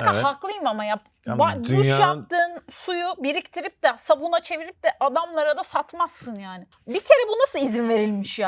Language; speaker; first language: Turkish; native; Turkish